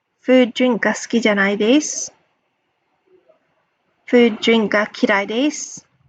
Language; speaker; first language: Japanese; non-native, fluent; English